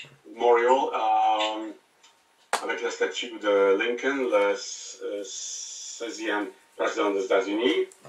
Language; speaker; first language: French; non-native, learner; English